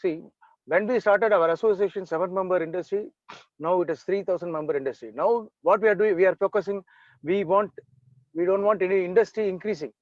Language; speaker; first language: English; non-native, local second language; Tamil